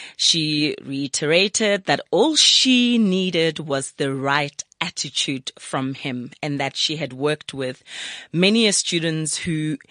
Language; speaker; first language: English; non-native, local second language; Zulu